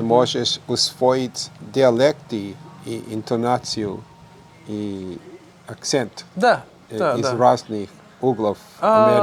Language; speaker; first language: Russian; non-native, fluent; English